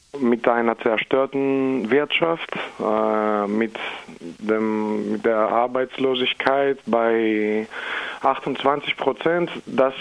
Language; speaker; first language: German; non-native, fluent; Greek